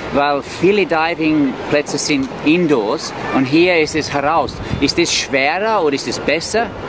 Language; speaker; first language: German; non-native, learner; English